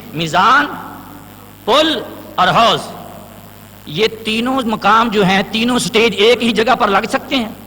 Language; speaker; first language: Urdu; non-native, local second language; Punjabi